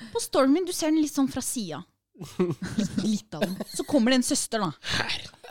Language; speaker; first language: Norwegian; early bilingual, other home language; Arabic